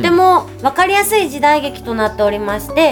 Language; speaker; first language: Japanese; native; Japanese